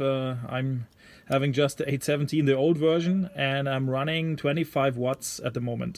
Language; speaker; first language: English; non-native, fluent; German